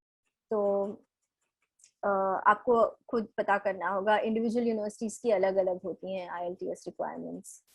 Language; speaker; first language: Hindi; native; Hindi